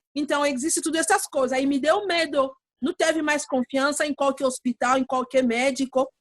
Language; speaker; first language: Portuguese; non-native, learner; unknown